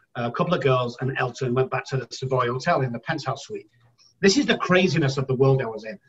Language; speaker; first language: English; native; English